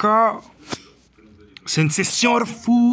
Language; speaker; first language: French; native; French